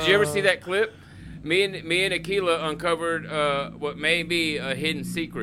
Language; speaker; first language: English; native; English